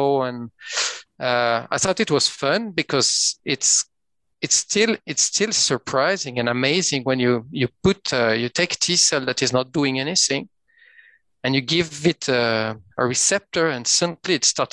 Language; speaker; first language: English; non-native, fluent; French